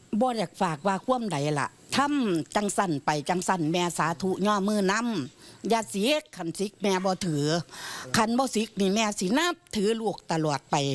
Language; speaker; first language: Thai; native; Thai